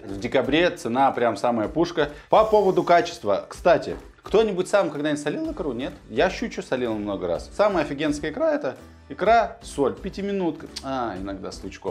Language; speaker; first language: Russian; native; Russian